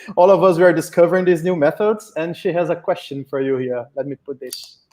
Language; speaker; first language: English; non-native, fluent; Portuguese